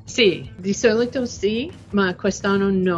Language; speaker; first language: Italian; non-native, learner; English